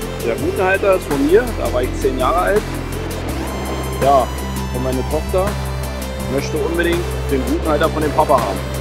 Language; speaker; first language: German; native; German